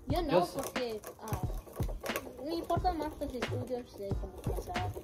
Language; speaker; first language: Spanish; early bilingual, heritage; Spanish